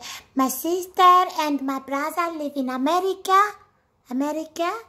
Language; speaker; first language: English; non-native, learner; Amharic